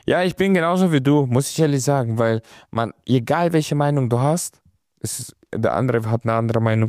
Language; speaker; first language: German; non-native, fluent; Romanian